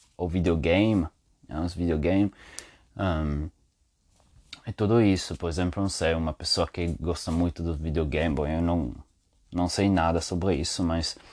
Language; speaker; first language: Portuguese; non-native, learner; Spanish